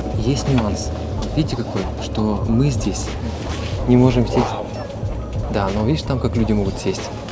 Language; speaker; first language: Russian; native; Russian